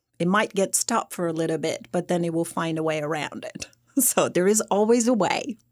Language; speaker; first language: English; non-native, fluent; Persian